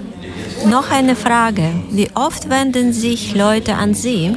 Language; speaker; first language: German; non-native, learner; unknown